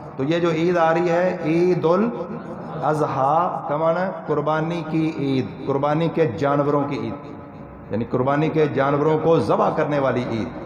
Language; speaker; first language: Urdu; non-native, local second language; Punjabi